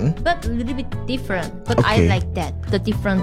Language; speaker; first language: English; non-native, learner; Korean